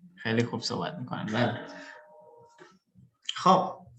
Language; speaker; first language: Persian; early bilingual, other home language; Indonesian